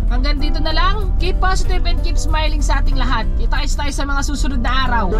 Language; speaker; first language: Filipino; native; Filipino